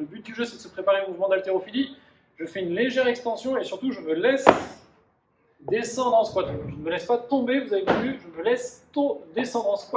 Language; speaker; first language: French; native; French